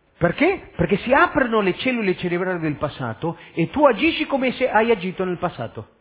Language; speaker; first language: Italian; non-native, fluent; Spanish